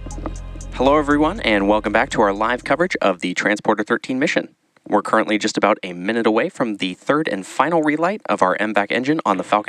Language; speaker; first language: English; native; English